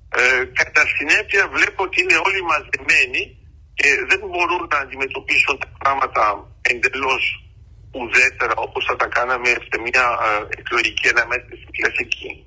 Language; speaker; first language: Greek; early bilingual, heritage; Greek